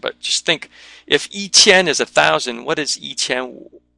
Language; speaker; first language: English; native; English